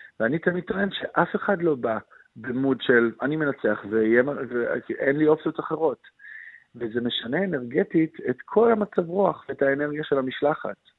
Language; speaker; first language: Hebrew; native; Hebrew